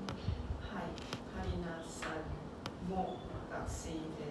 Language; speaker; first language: Japanese; non-native, learner; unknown